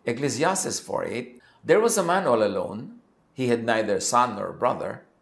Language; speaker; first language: English; non-native, local second language; Filipino